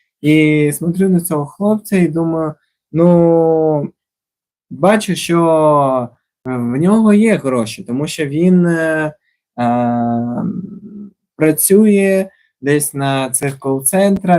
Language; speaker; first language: Ukrainian; non-native, local second language; Russian